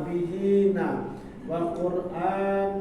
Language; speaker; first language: Arabic; non-native, learner; Indonesian